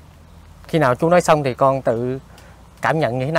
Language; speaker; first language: Vietnamese; native; Vietnamese